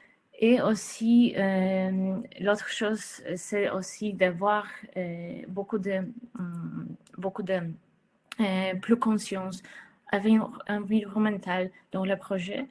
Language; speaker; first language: French; non-native, fluent; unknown